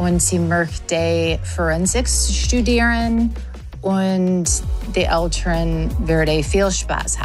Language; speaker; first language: German; non-native, learner; English